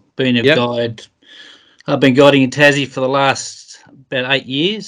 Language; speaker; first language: English; native; English